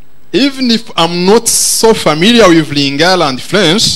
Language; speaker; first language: English; non-native, local second language; Kinyarwanda